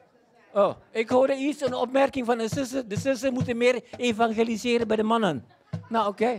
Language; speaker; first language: Dutch; non-native, fluent; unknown